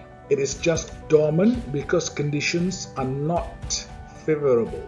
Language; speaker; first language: English; non-native, local second language; Malay